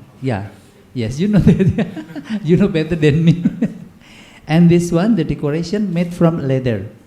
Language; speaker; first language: English; non-native, learner; Indonesian